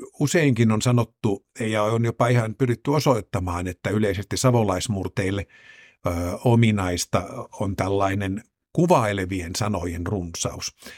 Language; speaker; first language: Finnish; native; Finnish